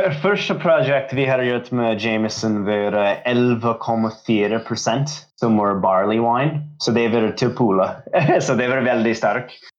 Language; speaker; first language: Norwegian; non-native, learner; English